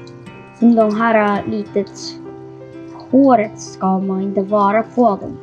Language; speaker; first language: Swedish; non-native, learner; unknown